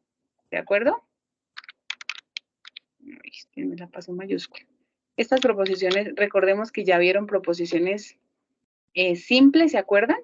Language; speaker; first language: Spanish; native; Spanish